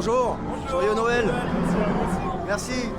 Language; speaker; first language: French; native; French